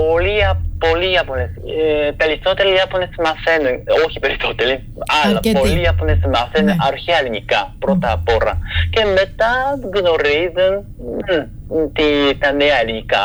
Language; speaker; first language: Greek; non-native, fluent; Japanese